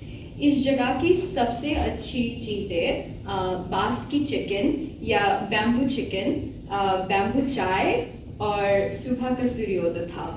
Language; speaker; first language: Hindi; non-native, learner; Bangla